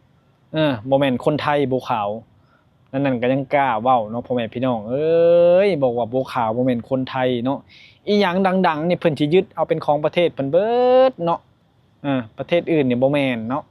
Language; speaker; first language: Thai; non-native, local second language; Lao